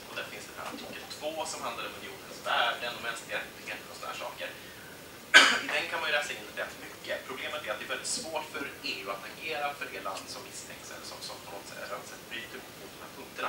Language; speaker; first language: Swedish; native; Swedish